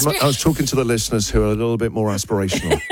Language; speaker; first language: English; native; English